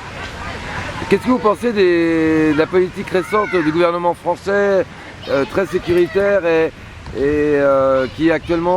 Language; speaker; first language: French; native; French